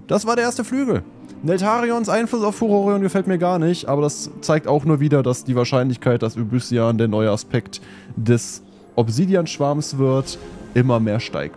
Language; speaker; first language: German; native; German